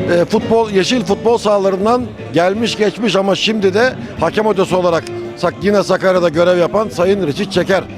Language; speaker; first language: Turkish; native; Turkish